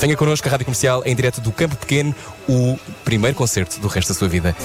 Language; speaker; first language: Portuguese; native; Portuguese